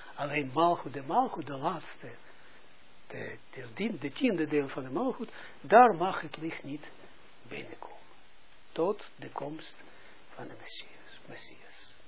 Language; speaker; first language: Dutch; non-native, fluent; Russian